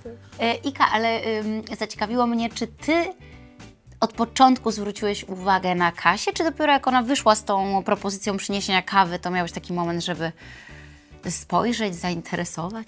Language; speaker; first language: Polish; native; Polish